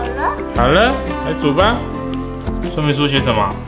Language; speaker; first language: Chinese; native; Chinese